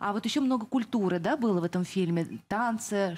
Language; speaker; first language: Russian; native; Russian